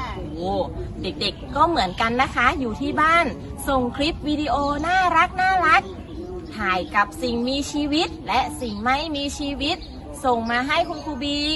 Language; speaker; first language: Thai; native; Thai